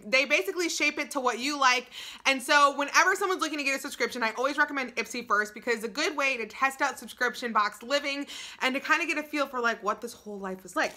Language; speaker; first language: English; native; English